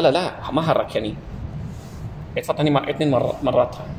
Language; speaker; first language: Arabic; non-native, learner; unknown